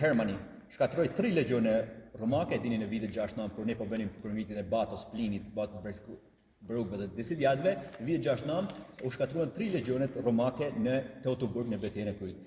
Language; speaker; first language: Albanian; native; Albanian